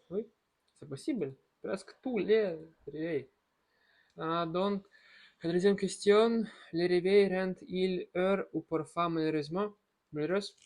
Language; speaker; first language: French; non-native, learner; Russian